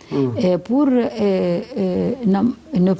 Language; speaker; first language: French; non-native, fluent; Arabic